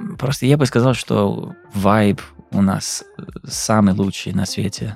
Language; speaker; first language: Russian; non-native, fluent; English